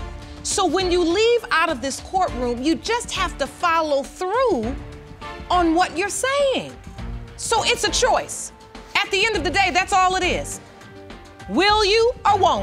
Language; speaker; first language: English; native; English